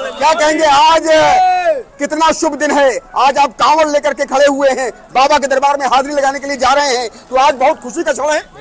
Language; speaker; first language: Hindi; native; Hindi